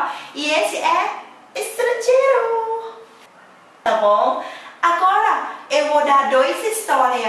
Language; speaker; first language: Portuguese; non-native, learner; Thai